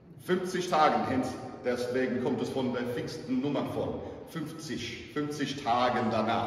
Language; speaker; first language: German; non-native, fluent; English